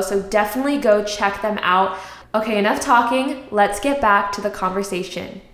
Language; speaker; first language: English; early bilingual, other home language; Korean